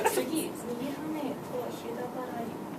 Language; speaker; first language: Japanese; non-native, learner; English